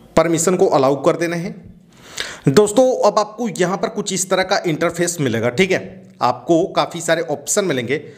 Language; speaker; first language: Hindi; native; Hindi